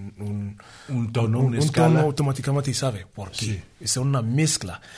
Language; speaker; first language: Spanish; non-native, learner; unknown